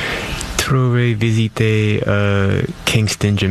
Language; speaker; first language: French; non-native, learner; English